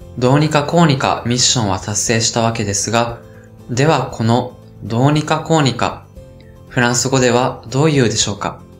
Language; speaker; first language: Japanese; native; Japanese